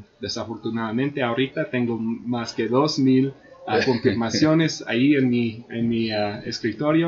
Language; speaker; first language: Spanish; non-native, fluent; English